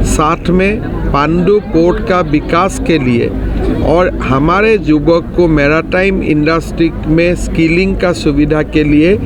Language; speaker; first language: Hindi; non-native, local second language; Assamese